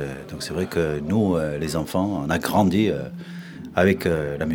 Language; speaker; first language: French; non-native, local second language; Arabic